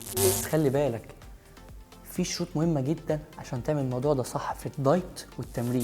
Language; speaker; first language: Arabic; native; Arabic